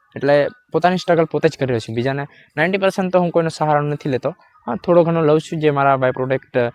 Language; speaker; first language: Gujarati; non-native, local second language; Rathawi